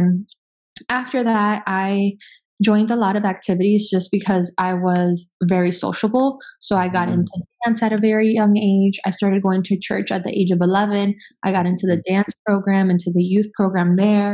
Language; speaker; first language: English; early bilingual, other home language; Spanish